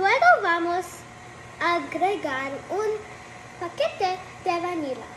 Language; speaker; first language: Spanish; non-native, learner; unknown